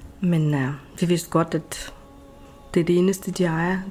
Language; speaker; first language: Danish; non-native, fluent; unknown